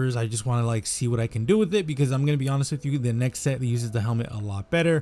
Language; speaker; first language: English; native; English